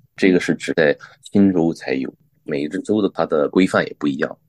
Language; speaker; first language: Chinese; native; Chinese